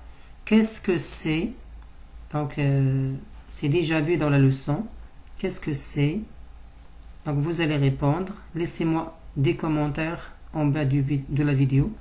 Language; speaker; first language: French; non-native, local second language; Arabic